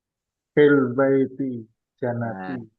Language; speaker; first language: Arabic; non-native, learner; Indonesian